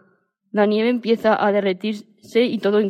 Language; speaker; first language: Spanish; native; Spanish